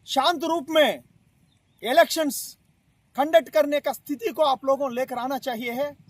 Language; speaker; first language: Hindi; non-native, local second language; Telugu